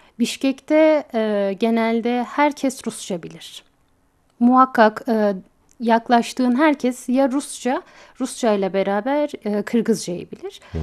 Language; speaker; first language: Turkish; native; Turkish